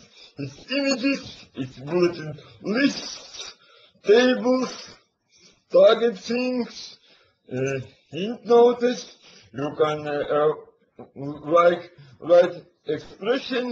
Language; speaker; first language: English; non-native, learner; Latvian